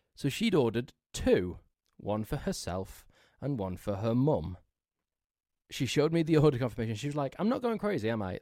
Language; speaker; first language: English; native; English